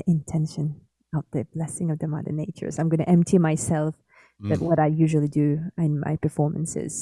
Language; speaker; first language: English; non-native, fluent; Yakut